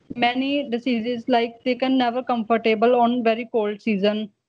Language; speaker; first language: English; non-native, local second language; Punjabi